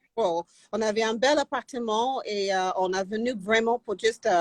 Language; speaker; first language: French; non-native, fluent; English